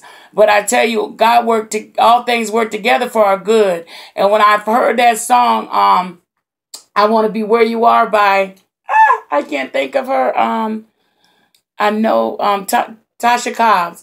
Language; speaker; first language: English; native; English